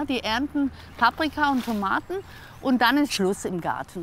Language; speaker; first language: German; native; German